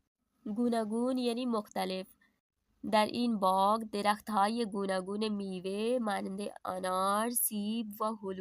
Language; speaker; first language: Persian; non-native, fluent; Urdu